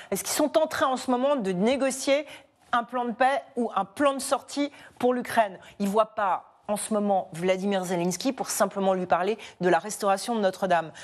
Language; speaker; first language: French; native; French